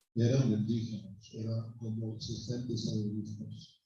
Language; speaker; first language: Spanish; non-native, fluent; English